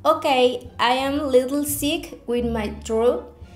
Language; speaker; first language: English; non-native, learner; Spanish